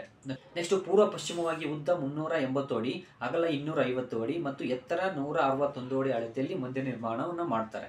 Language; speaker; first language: Kannada; native; Kannada